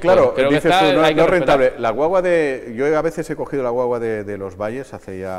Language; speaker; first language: Spanish; native; Spanish